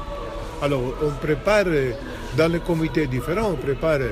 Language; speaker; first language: French; non-native, fluent; Greek